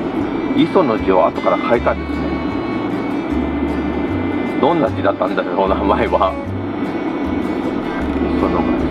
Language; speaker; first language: Japanese; native; Japanese